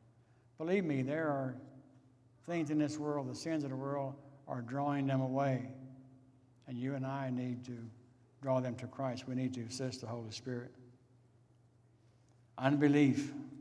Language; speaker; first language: English; native; English